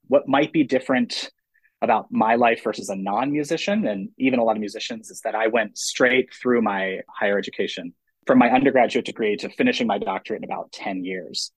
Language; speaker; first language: English; native; English